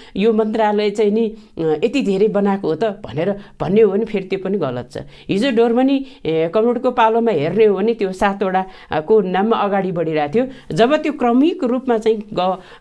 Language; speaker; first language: Nepali; native; Nepali